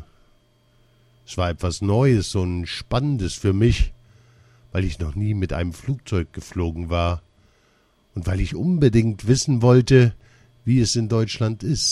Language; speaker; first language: German; early bilingual, other home language; Russian